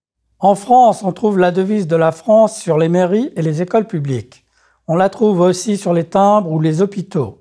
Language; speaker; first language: French; native; French